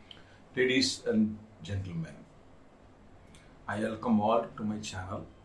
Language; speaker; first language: English; non-native, local second language; Tamil